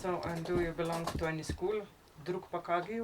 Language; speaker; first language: English; non-native, fluent; Slovenian